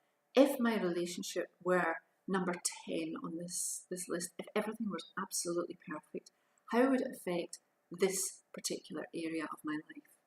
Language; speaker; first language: English; native; English